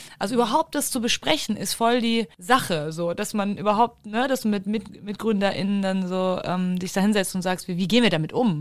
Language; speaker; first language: German; early bilingual, other home language; Turkish